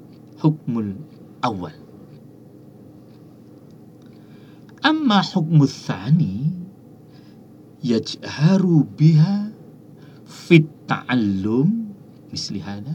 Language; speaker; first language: Arabic; non-native, fluent; Indonesian